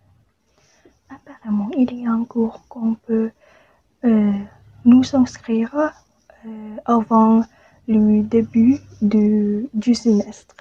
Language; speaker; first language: French; non-native, learner; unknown